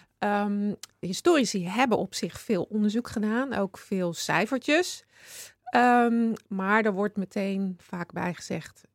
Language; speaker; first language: Dutch; native; Dutch